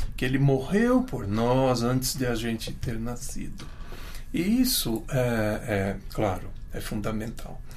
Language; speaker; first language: Portuguese; non-native, local second language; Ukrainian